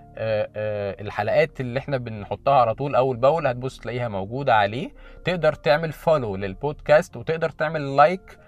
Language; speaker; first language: Arabic; native; Arabic